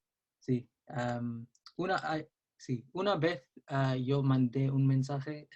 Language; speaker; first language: Spanish; non-native, learner; English